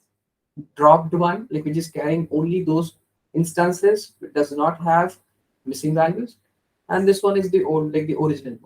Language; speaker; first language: English; non-native, local second language; Hindi